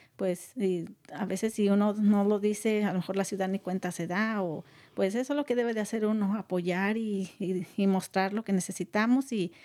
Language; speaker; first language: Spanish; native; Spanish